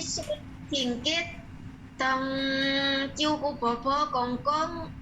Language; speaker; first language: Cantonese; non-native, learner; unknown